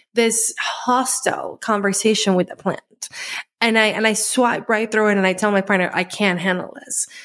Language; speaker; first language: English; non-native, fluent; Spanish